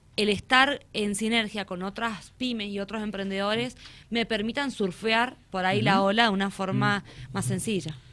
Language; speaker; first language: Spanish; native; Spanish